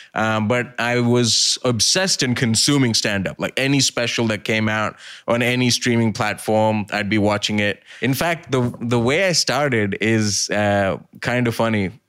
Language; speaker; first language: English; early bilingual, other home language; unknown